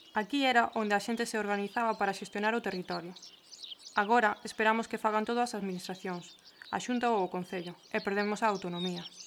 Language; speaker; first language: Galician; early bilingual, heritage; Galician